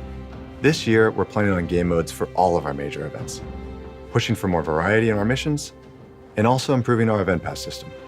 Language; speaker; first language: English; native; English